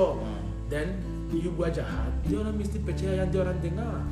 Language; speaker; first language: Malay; non-native, learner; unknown